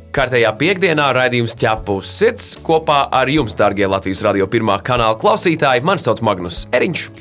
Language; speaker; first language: Latvian; native; Latvian